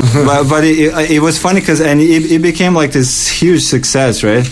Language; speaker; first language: English; non-native, fluent; Portuguese